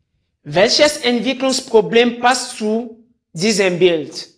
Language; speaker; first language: German; non-native, fluent; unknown